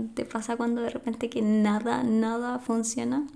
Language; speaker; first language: Spanish; native; Spanish